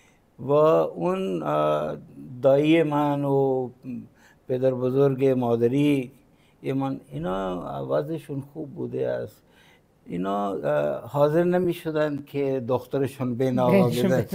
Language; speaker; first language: Persian; non-native, fluent; Punjabi